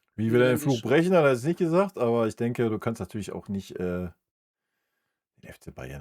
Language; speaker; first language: German; native; German